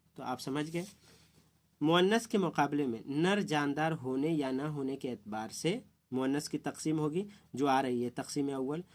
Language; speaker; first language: Urdu; native; Urdu